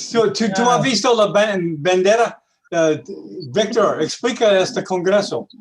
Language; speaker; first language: Spanish; non-native, learner; English